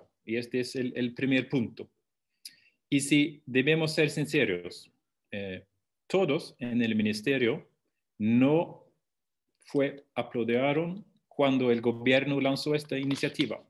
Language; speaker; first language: Spanish; non-native, fluent; Swedish